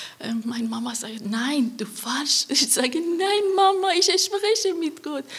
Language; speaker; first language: German; non-native, learner; Persian